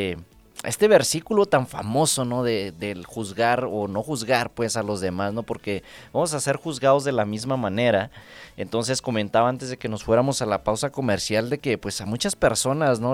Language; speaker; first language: Spanish; native; Spanish